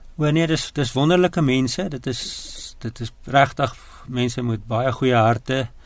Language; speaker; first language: Afrikaans; native; Afrikaans